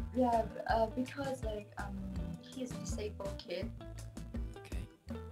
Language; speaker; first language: English; non-native, fluent; Turkish